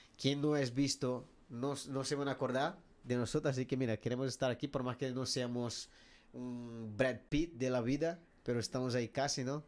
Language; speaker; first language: Spanish; non-native, fluent; Portuguese